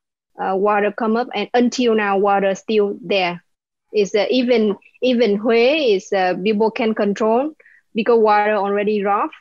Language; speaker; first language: English; non-native, learner; Vietnamese